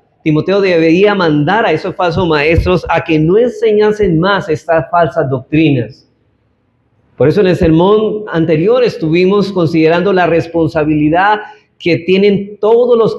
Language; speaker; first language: Spanish; native; Spanish